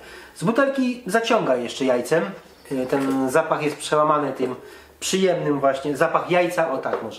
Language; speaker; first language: Polish; native; Polish